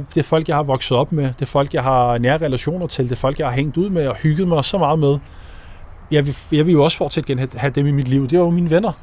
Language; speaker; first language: Danish; native; Danish